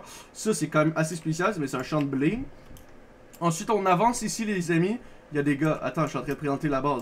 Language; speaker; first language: French; native; French